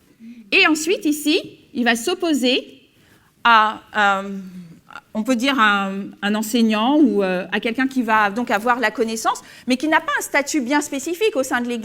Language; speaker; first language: French; native; French